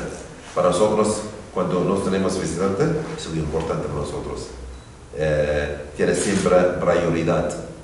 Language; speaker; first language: Spanish; non-native, learner; Arabic